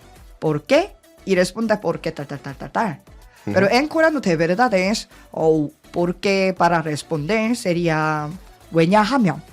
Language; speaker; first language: Spanish; non-native, learner; Korean